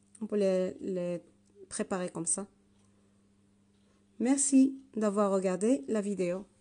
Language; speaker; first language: French; non-native, learner; Arabic